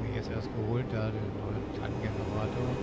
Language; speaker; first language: German; native; German